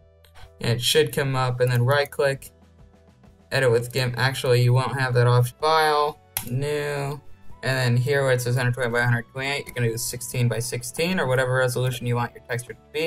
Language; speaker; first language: English; native; English